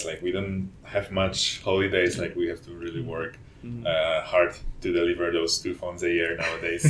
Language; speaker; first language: English; non-native, fluent; Polish